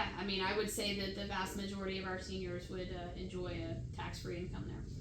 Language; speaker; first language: English; native; English